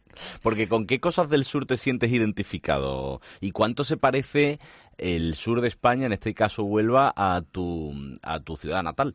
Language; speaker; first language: Spanish; native; Spanish